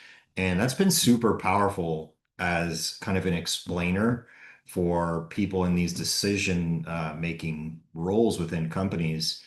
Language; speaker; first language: English; native; English